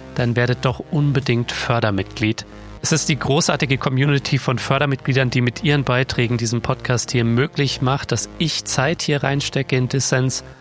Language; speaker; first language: German; native; German